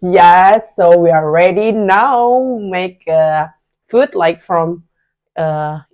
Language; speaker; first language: English; non-native, learner; Indonesian